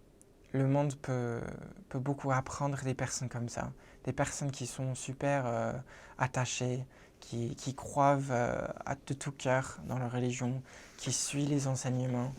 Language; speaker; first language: French; non-native, fluent; English